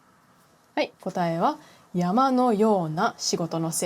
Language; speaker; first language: Japanese; non-native, fluent; English